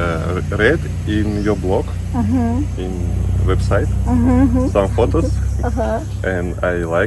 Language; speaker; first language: English; non-native, learner; Russian